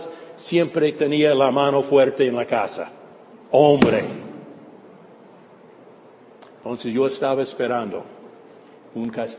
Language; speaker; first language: Spanish; non-native, fluent; English